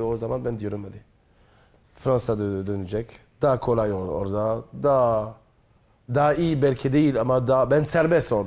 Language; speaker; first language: Turkish; non-native, learner; French